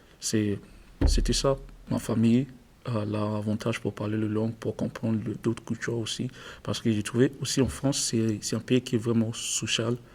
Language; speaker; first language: French; non-native, learner; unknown